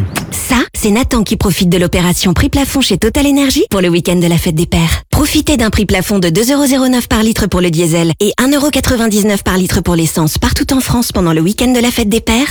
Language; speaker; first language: French; native; French